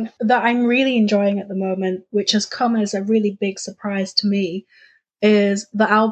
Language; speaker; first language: English; native; English